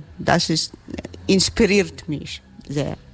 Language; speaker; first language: German; non-native, learner; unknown